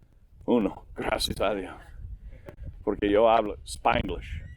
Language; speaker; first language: Spanish; non-native, learner; English